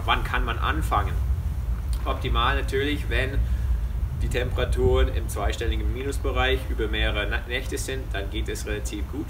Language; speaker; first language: German; non-native, fluent; English